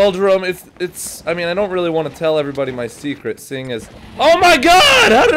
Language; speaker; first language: English; native; English